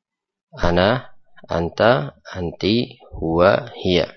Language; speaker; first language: Arabic; non-native, fluent; Indonesian